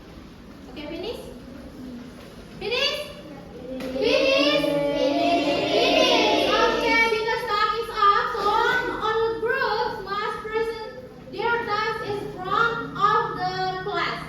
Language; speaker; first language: English; non-native, learner; Indonesian